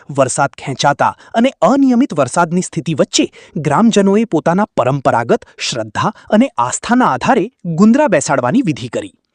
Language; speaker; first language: Gujarati; native; Gujarati